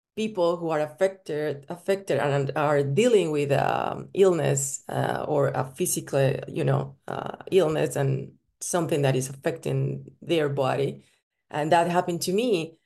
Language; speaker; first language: English; non-native, fluent; Spanish